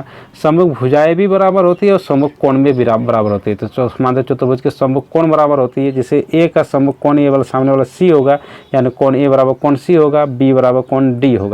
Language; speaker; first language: Hindi; native; Hindi